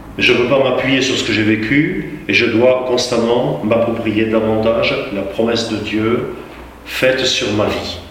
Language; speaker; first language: French; native; French